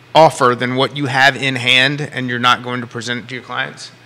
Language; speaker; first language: English; native; English